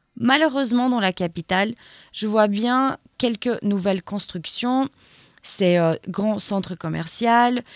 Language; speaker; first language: French; non-native, fluent; Albanian